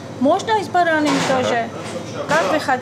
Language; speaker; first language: Russian; non-native, fluent; Georgian